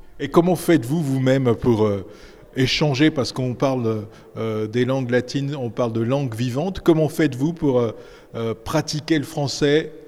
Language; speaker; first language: French; native; French